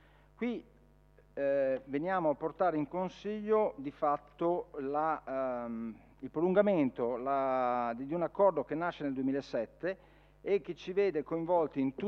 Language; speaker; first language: Italian; native; Italian